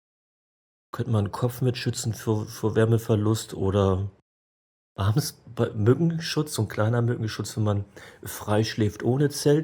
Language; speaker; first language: German; native; German